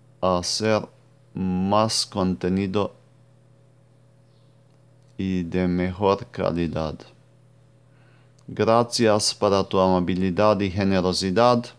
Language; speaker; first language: Spanish; non-native, fluent; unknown